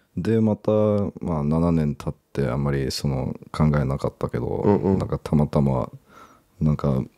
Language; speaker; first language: Japanese; early bilingual, heritage; English